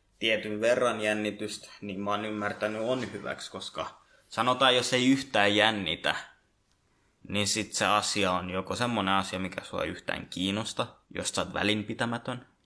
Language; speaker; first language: Finnish; early bilingual, other home language; Bangla